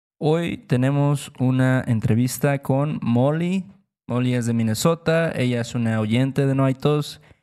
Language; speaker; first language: Spanish; native; Spanish